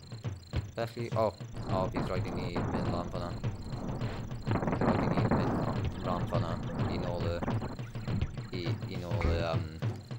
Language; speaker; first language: Welsh; non-native, local second language; English